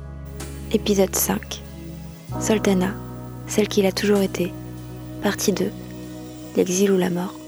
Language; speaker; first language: French; native; French